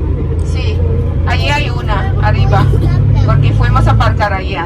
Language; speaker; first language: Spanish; non-native, learner; Filipino